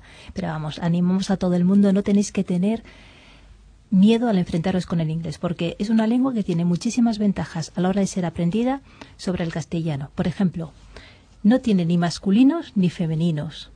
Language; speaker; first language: Spanish; native; Spanish